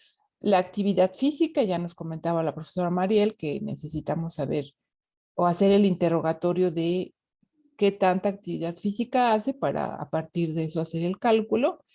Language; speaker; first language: Spanish; native; Spanish